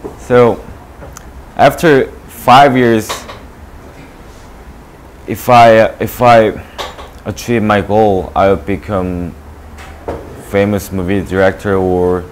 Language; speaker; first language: English; non-native, learner; Korean